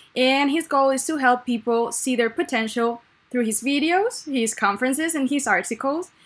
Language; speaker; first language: English; non-native, fluent; Spanish